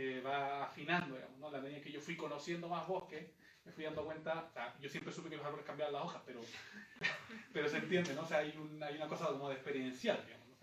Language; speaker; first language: Spanish; native; Spanish